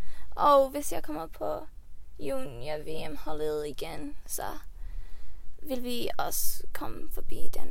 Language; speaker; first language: Danish; early bilingual, heritage; Swedish